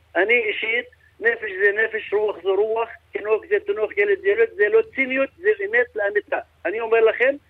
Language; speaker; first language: Hebrew; non-native, local second language; Arabic